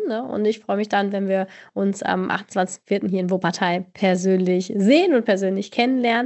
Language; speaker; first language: German; native; German